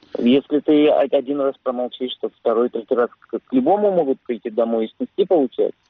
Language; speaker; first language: Russian; native; Russian